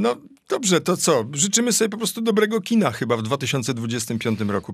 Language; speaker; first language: Polish; native; Polish